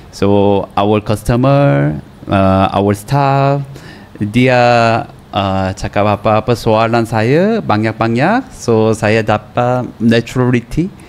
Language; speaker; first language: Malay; non-native, learner; Korean